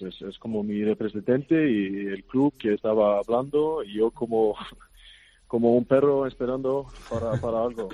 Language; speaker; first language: Spanish; non-native, fluent; Icelandic